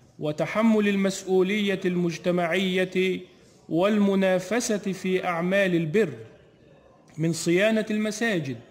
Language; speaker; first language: Arabic; native; Arabic